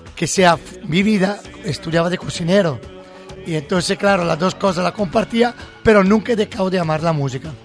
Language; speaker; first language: Spanish; non-native, fluent; Italian